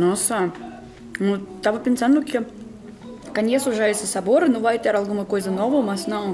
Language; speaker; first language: Portuguese; non-native, fluent; Russian